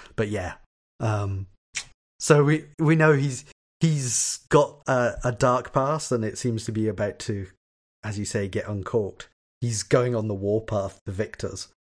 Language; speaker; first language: English; native; English